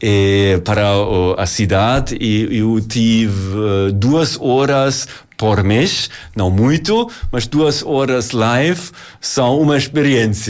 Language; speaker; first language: Portuguese; non-native, learner; German